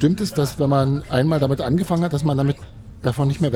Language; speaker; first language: German; native; German